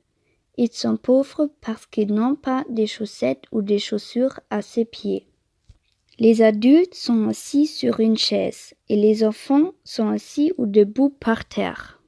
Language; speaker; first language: French; non-native, learner; German